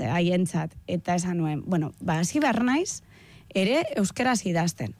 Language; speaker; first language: Basque; non-native, local second language; Spanish